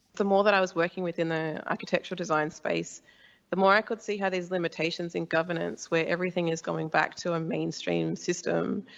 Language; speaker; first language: English; native; English